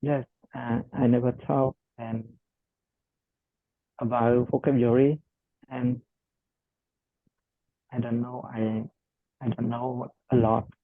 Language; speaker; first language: English; non-native, learner; Khmer